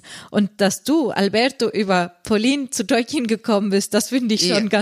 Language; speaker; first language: German; native; German